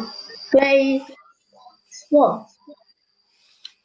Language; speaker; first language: English; non-native, learner; Vietnamese